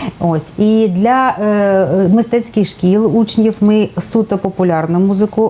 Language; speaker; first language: Ukrainian; native; Ukrainian